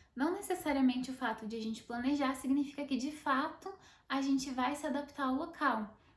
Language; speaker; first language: Portuguese; native; Portuguese